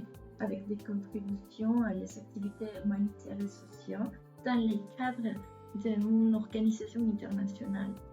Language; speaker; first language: French; non-native, fluent; Spanish